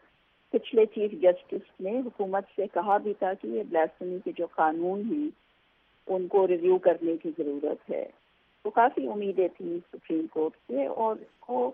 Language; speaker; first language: Urdu; native; Urdu